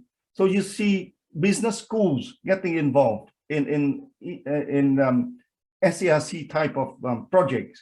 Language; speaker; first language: English; non-native, fluent; Vietnamese